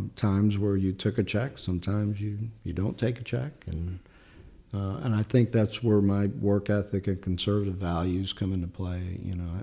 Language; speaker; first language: English; early bilingual, other home language; Italian